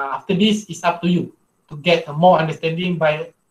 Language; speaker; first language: English; non-native, local second language; Malay